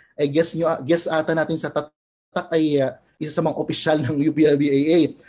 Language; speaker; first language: Filipino; native; Filipino